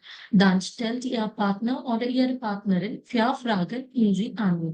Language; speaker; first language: German; non-native, fluent; Malayalam